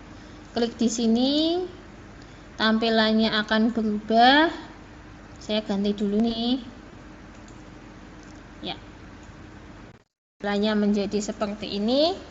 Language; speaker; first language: Indonesian; native; Indonesian